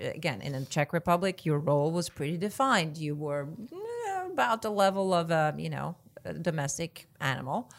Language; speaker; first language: English; non-native, fluent; Swedish